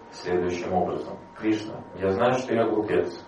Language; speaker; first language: Russian; native; Russian